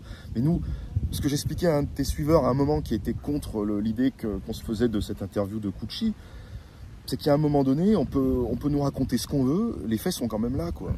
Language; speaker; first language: French; native; French